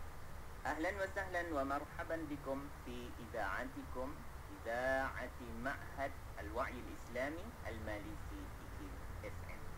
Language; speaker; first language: Arabic; non-native, fluent; Malay